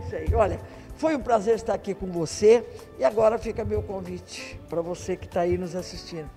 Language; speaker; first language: Portuguese; native; Portuguese